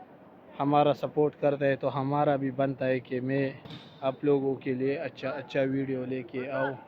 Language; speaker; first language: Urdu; non-native, local second language; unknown